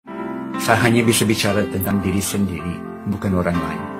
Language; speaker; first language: Indonesian; non-native, fluent; English